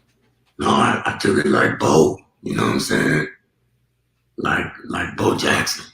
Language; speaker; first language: English; native; English